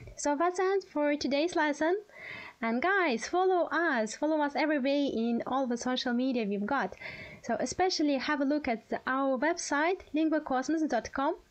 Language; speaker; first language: English; non-native, fluent; Russian